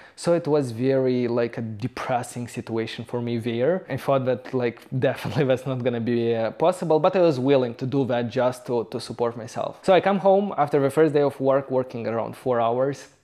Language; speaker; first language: English; non-native, fluent; Romanian